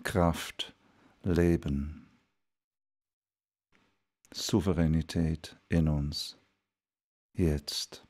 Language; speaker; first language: German; non-native, fluent; Dutch